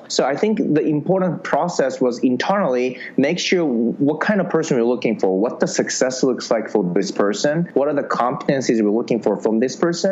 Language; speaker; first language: English; non-native, fluent; Japanese